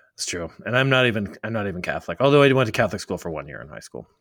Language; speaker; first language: English; native; English